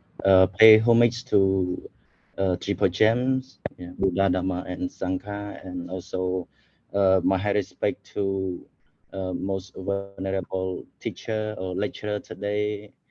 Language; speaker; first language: English; non-native, fluent; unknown